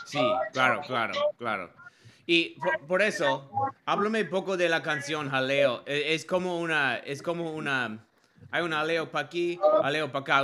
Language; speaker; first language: Spanish; non-native, learner; English